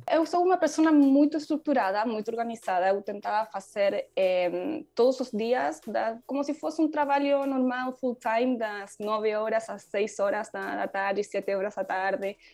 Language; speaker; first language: Portuguese; non-native, learner; Spanish